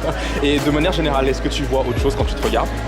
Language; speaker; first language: French; native; French